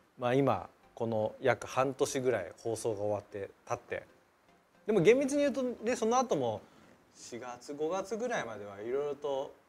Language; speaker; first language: Japanese; native; Japanese